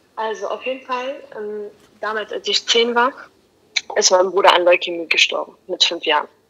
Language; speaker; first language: German; early bilingual, other home language; Italian